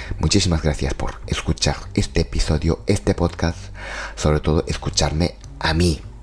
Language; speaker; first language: Spanish; non-native, fluent; Japanese